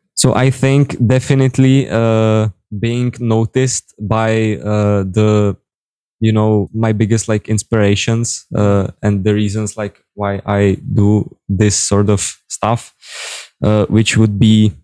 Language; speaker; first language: English; non-native, fluent; Czech